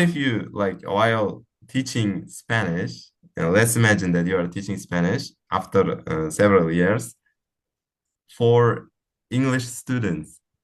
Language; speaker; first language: English; non-native, fluent; Uzbek